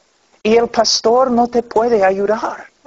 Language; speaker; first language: Spanish; non-native, fluent; English